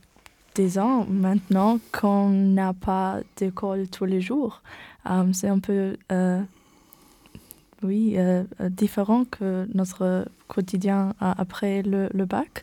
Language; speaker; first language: French; non-native, learner; German